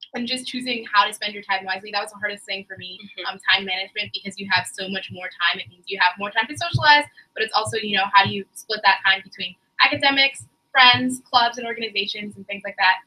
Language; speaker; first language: English; native; English